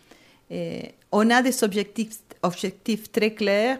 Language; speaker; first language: French; non-native, fluent; Spanish